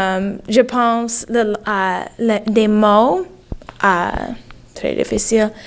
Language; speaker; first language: French; non-native, learner; English